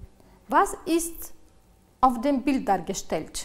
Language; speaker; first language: German; non-native, fluent; Uzbek